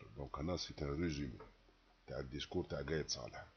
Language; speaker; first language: French; non-native, local second language; Arabic